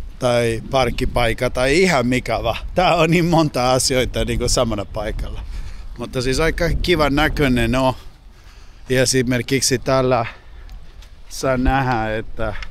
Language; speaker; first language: Finnish; non-native, fluent; English